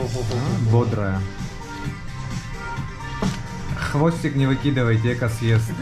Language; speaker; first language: Russian; native; Russian